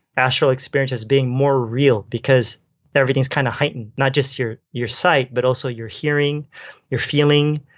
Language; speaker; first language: English; native; English